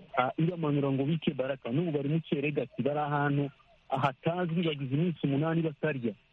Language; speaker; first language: Kinyarwanda; native; Kinyarwanda